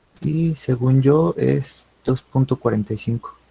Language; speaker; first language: Spanish; native; Spanish